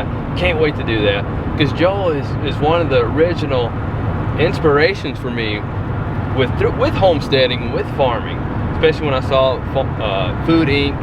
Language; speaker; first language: English; native; English